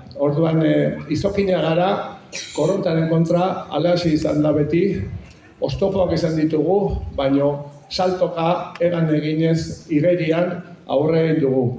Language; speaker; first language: Basque; non-native, local second language; Spanish